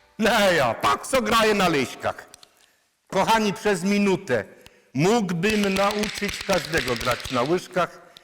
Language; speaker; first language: Polish; non-native, local second language; Kashubian